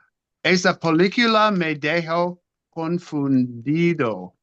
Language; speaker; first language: Spanish; non-native, learner; English